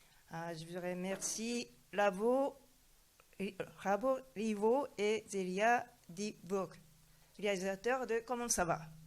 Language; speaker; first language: French; non-native, fluent; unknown